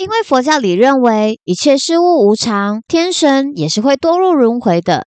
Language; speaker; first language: Chinese; native; Chinese